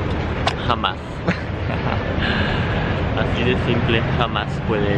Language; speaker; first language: Spanish; non-native, fluent; French